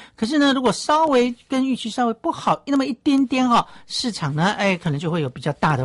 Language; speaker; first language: Chinese; native; Chinese